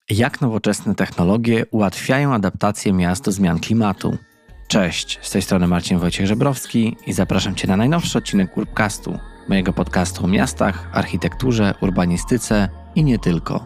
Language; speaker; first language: Polish; native; Polish